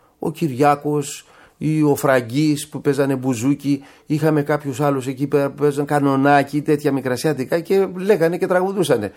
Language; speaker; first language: Greek; native; Greek